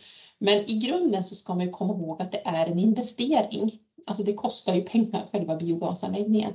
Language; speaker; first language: Swedish; native; Swedish